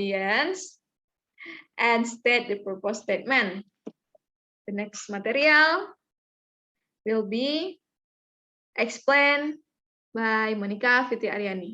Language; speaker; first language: English; non-native, learner; Indonesian